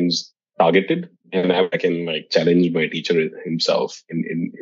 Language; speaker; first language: English; non-native, local second language; Hindi